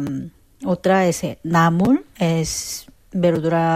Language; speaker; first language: Spanish; non-native, fluent; Korean